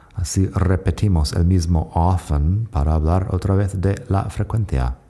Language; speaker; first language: Spanish; non-native, fluent; English